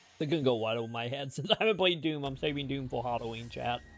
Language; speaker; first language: English; native; English